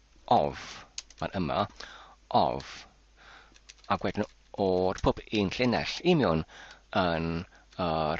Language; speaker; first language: Welsh; non-native, learner; English